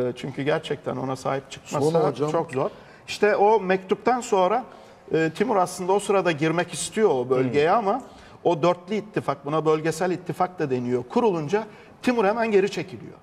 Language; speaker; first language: Turkish; native; Turkish